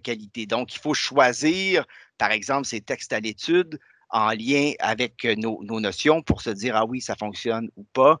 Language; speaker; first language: French; native; French